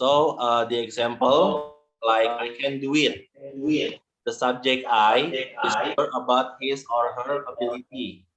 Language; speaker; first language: English; non-native, learner; Indonesian